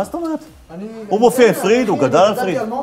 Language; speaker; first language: Hebrew; native; Hebrew